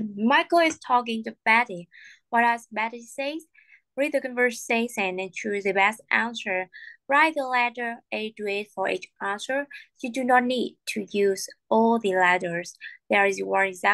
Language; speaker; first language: English; non-native, fluent; Vietnamese